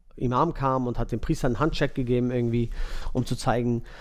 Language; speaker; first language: German; native; German